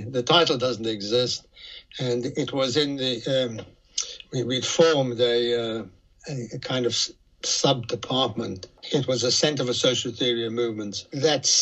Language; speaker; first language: English; native; English